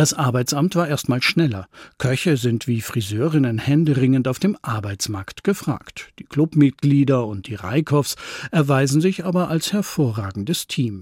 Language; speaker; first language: German; native; German